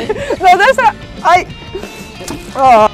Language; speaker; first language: Italian; non-native, learner; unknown